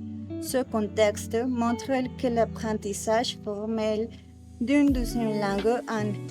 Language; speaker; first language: French; non-native, learner; Spanish